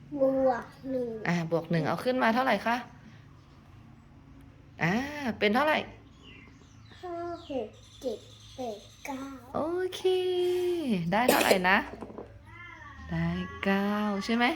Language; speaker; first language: Thai; native; Thai